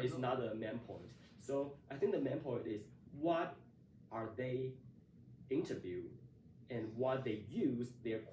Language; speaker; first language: English; non-native, learner; Chinese